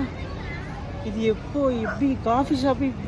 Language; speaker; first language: Malayalam; non-native, learner; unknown